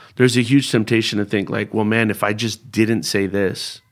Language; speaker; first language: English; early bilingual, other home language; Spanish